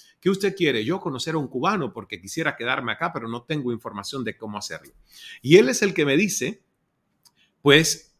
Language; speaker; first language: Spanish; native; Spanish